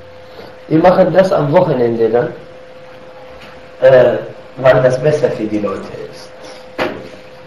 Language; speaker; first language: German; non-native, fluent; Arabic